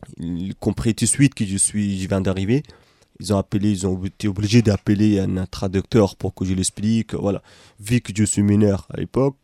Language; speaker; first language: French; non-native, fluent; Arabic